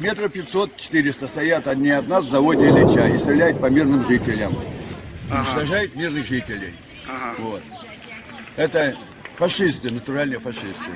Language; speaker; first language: Russian; native; Russian